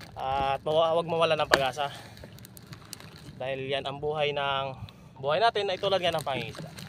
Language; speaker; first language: Filipino; non-native, local second language; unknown